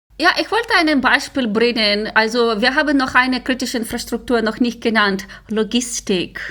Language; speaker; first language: German; non-native, fluent; Ukrainian